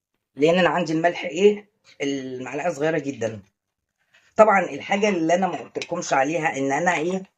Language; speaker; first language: Arabic; native; Arabic